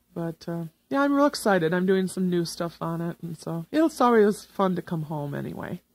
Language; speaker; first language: English; native; English